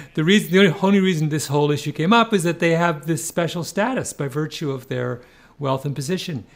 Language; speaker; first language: English; native; English